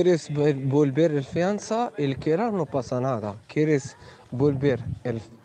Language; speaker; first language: Spanish; non-native, learner; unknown